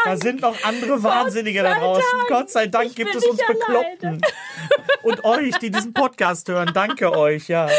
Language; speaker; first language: German; native; German